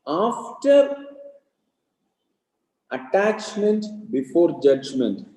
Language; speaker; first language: English; non-native, local second language; Malayalam